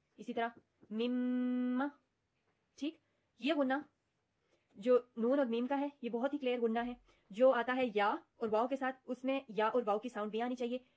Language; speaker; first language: Urdu; native; Urdu